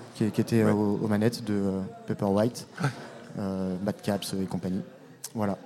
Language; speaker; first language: French; native; French